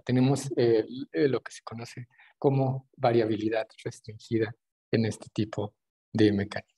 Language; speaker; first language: Spanish; native; Spanish